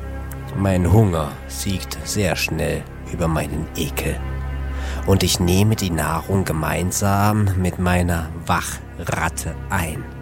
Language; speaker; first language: German; native; German